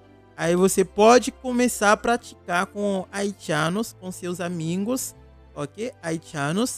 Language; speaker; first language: Portuguese; non-native, fluent; Haitian Creole